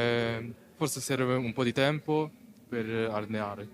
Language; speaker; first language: Italian; non-native, learner; Chinese